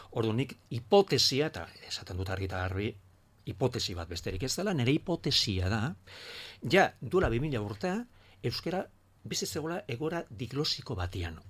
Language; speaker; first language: Basque; non-native, local second language; Spanish